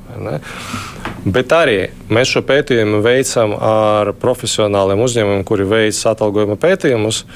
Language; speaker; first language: Latvian; non-native, local second language; Russian